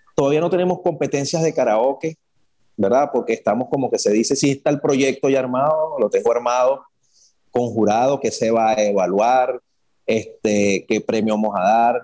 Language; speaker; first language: Spanish; native; Spanish